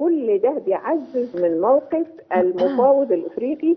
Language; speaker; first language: Arabic; native; Arabic